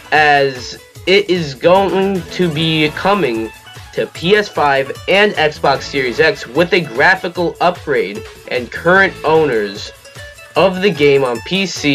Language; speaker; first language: English; native; English